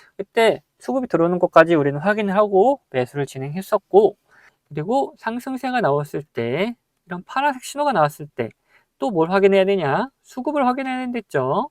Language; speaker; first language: Korean; native; Korean